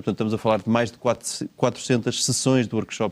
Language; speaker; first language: Portuguese; native; Portuguese